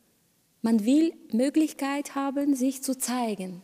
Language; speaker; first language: German; non-native, fluent; Bulgarian